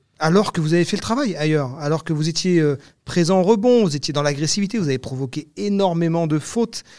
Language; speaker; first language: French; native; French